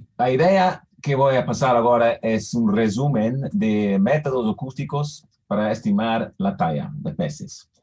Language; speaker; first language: Spanish; non-native, fluent; English